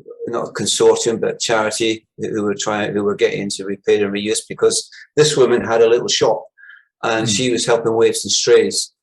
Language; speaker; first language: English; native; English